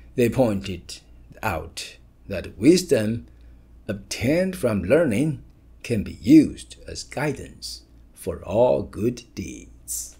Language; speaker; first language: English; non-native, fluent; Chinese